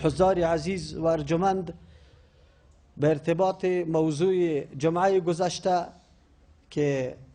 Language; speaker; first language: Persian; native; Persian